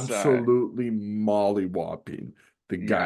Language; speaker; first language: English; native; English